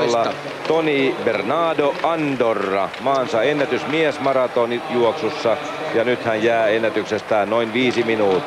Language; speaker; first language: Finnish; native; Finnish